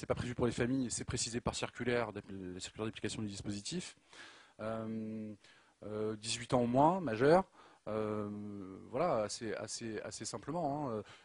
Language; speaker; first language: French; native; French